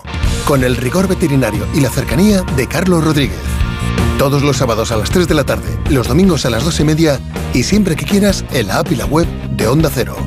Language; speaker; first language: Spanish; native; Spanish